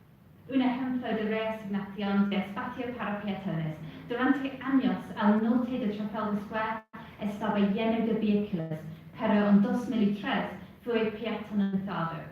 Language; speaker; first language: Spanish; non-native, fluent; English